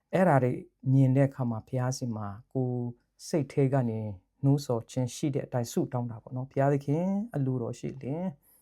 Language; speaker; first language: Burmese; non-native, local second language; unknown